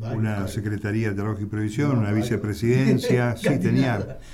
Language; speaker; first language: Spanish; native; Spanish